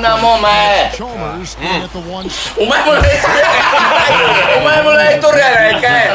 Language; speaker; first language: Japanese; native; Japanese